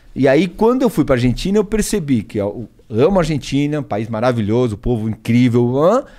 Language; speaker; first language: Portuguese; early bilingual, other home language; Spanish